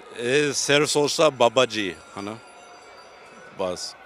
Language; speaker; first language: Punjabi; non-native, learner; English